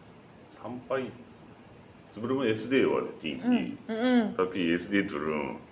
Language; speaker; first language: Indonesian; non-native, learner; Japanese